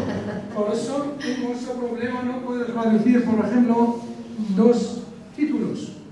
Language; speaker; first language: Spanish; non-native, fluent; Arabic